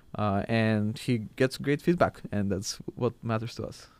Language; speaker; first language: English; non-native, fluent; Macedonian